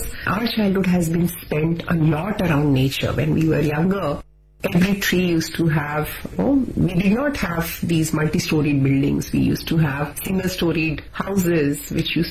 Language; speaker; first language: English; non-native, local second language; Hindi